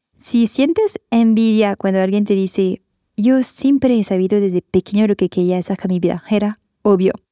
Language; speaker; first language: Spanish; non-native, fluent; French